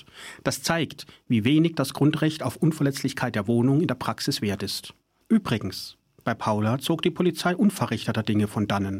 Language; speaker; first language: German; native; German